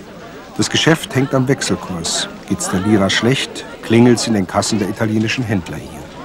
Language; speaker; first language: German; native; German